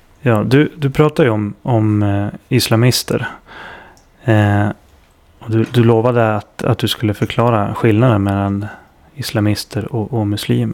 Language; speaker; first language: Swedish; native; Swedish